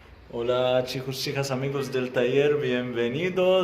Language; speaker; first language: Spanish; non-native, fluent; Arabic